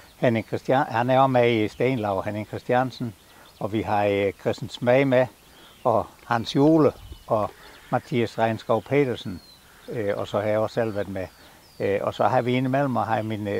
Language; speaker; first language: Danish; native; Danish